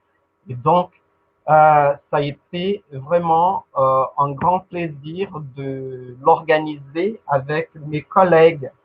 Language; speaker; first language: French; non-native, fluent; Portuguese